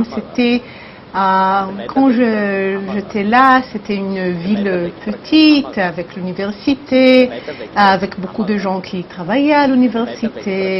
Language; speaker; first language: French; non-native, learner; Hebrew